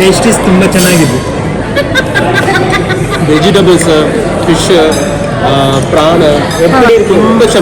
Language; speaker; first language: Kannada; non-native, learner; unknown